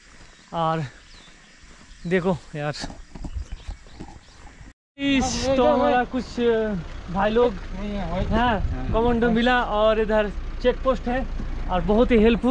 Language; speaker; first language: Hindi; non-native, local second language; Bangla